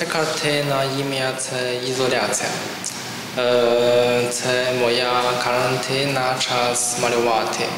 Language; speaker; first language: Ukrainian; non-native, learner; Chinese